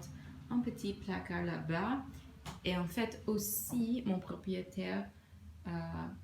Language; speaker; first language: French; non-native, learner; English